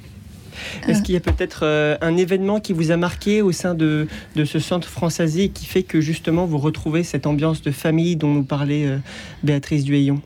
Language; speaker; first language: French; native; French